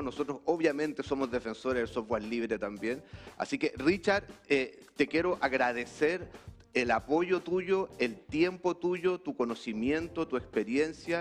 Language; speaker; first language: Spanish; native; Spanish